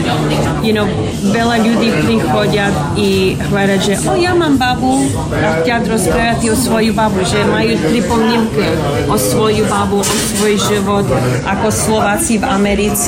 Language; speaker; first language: Slovak; early bilingual, heritage; English